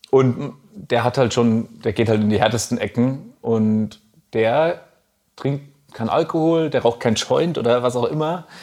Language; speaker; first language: German; native; German